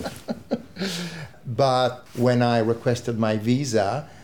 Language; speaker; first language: English; non-native, fluent; Italian